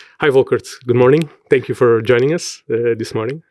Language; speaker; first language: English; non-native, fluent; Portuguese